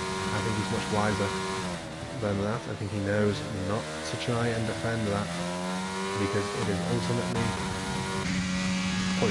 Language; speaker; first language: English; native; English